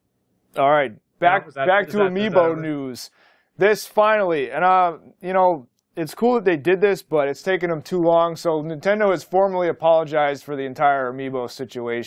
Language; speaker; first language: English; native; English